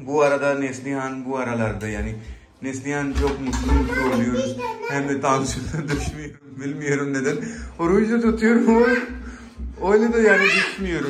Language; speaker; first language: Turkish; non-native, learner; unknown